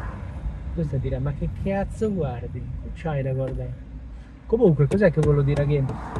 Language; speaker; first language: Italian; native; Italian